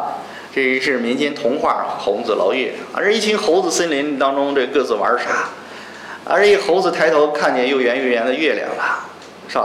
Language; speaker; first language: Chinese; native; Chinese